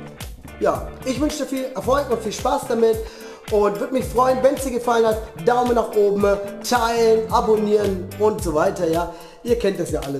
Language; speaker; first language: German; native; German